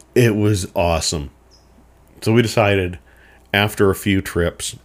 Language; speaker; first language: English; native; English